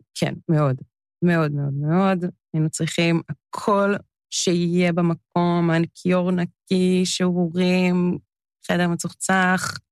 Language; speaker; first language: Hebrew; early bilingual, other home language; English